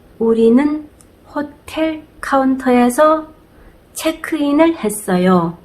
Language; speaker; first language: Korean; non-native, fluent; Chinese